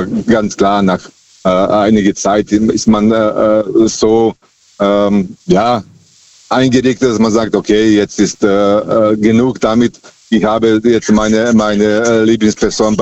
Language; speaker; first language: German; native; German